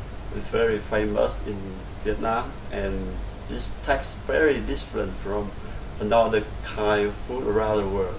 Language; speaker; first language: English; non-native, learner; Vietnamese